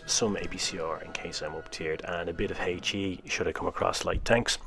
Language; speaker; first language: English; native; English